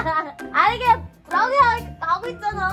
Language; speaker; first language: Korean; non-native, learner; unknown